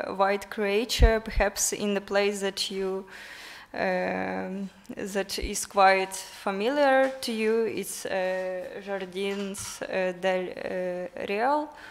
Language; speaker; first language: English; non-native, learner; Ukrainian